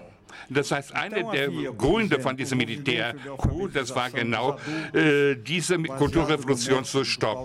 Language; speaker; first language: German; non-native, fluent; Portuguese